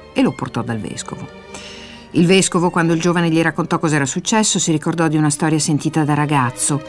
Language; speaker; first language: Italian; native; Italian